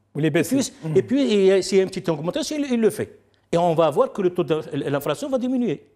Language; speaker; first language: French; non-native, local second language; Arabic